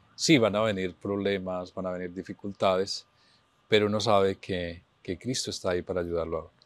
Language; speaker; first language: Spanish; native; Spanish